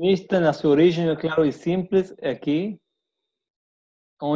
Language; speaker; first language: Portuguese; non-native, fluent; Spanish